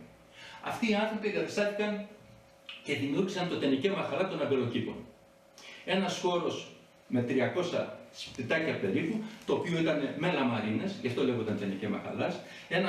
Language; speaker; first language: Greek; native; Greek